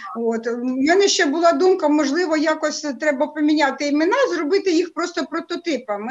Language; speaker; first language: Ukrainian; native; Ukrainian